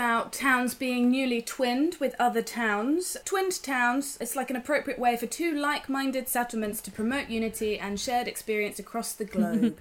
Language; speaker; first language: English; native; English